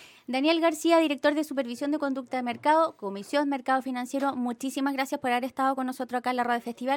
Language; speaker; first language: Spanish; native; Spanish